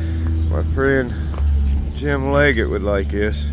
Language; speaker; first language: English; native; English